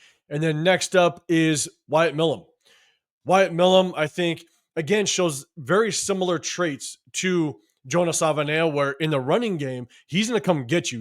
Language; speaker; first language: English; native; English